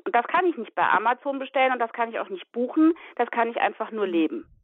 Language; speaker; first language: German; native; German